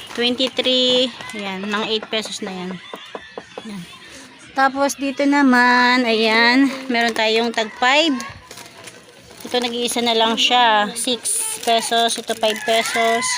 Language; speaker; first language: Filipino; non-native, local second language; Bikol